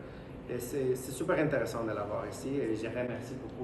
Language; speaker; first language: French; non-native, fluent; Spanish